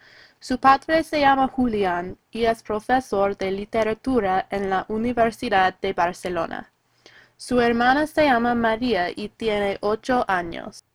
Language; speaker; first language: Spanish; non-native, learner; English